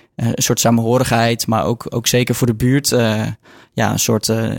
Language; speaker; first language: Dutch; native; Dutch